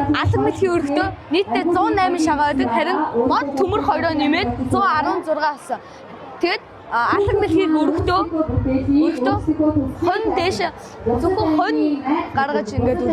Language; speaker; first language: Mongolian; native; Mongolian